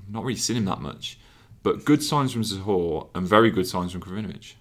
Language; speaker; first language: English; native; English